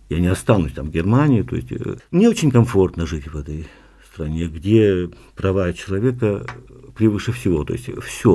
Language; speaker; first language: Russian; non-native, local second language; Yakut